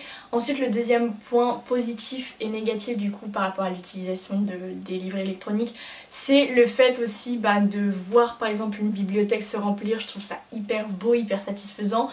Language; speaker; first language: French; native; French